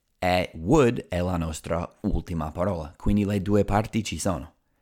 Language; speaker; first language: Italian; non-native, fluent; English